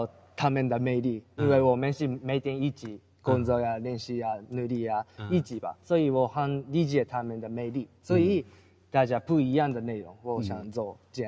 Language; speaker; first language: Chinese; non-native, learner; Japanese